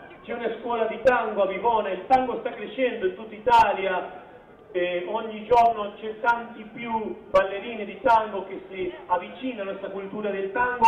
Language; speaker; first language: Italian; non-native, fluent; Spanish